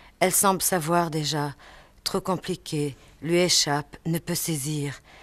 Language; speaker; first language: French; native; French